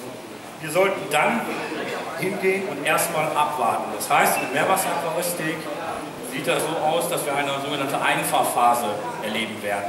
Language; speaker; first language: German; native; German